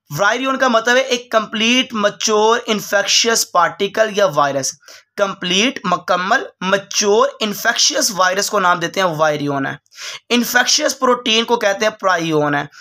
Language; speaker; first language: Urdu; non-native, local second language; Punjabi